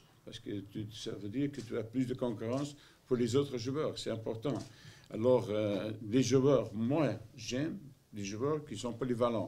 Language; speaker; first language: French; non-native, learner; Dutch